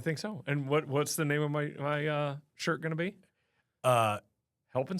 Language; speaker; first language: English; native; English